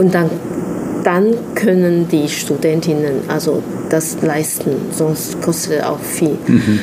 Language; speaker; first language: German; non-native, fluent; Chinese